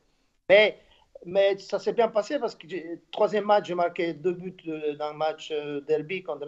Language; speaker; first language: French; non-native, fluent; Slovak